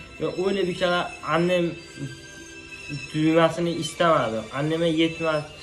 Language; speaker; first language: Turkish; non-native, learner; Uzbek